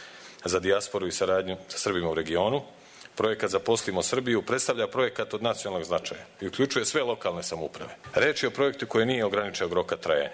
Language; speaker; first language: Serbian; native; Serbian